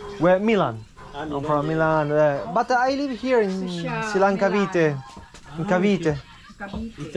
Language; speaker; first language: English; non-native, learner; Italian